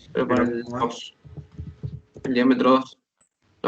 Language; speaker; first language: Spanish; native; Spanish